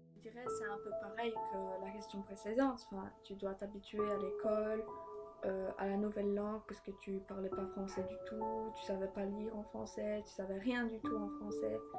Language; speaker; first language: French; early bilingual, other home language; Polish